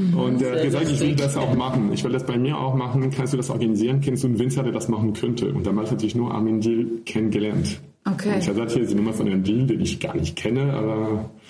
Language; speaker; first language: German; non-native, fluent; French